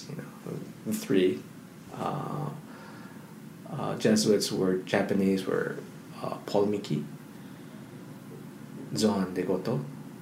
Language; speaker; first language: English; non-native, local second language; Filipino